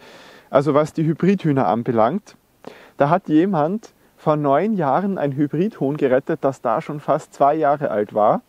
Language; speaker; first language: German; native; German